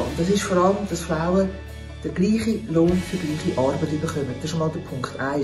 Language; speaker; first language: German; native; German